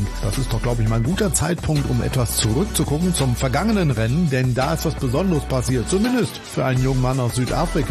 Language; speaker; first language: German; native; German